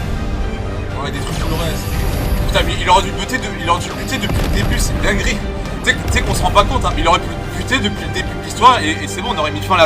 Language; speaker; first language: French; native; French